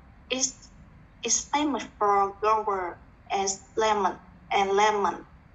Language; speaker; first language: English; non-native, learner; Vietnamese